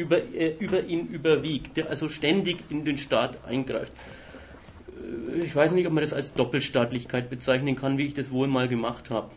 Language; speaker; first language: German; native; German